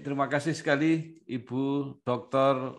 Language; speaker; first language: Indonesian; native; Indonesian